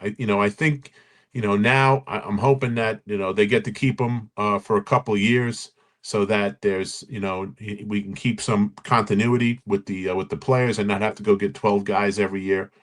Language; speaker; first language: English; native; English